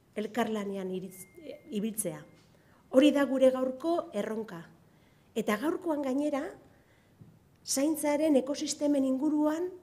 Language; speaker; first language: Basque; non-native, local second language; Spanish